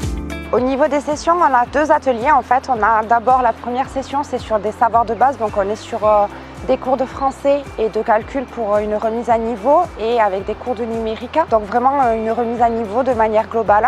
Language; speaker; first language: French; native; French